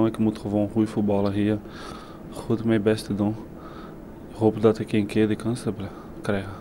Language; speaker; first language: Dutch; non-native, learner; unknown